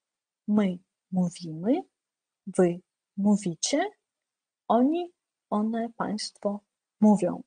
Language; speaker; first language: Polish; non-native, fluent; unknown